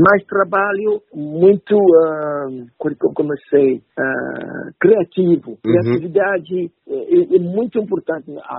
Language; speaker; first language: Portuguese; non-native, learner; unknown